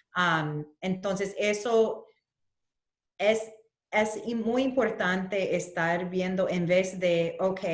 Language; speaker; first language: Spanish; early bilingual, heritage; Spanish